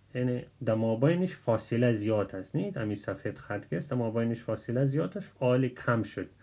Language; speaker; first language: Persian; non-native, local second language; Pashto